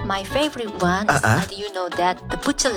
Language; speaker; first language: English; non-native, learner; Korean